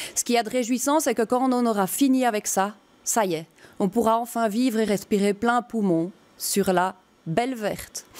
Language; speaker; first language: French; native; French